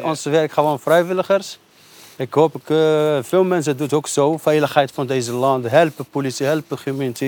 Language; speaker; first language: Dutch; non-native, learner; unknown